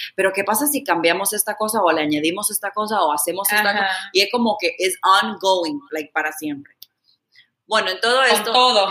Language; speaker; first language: Spanish; early bilingual, heritage; Spanish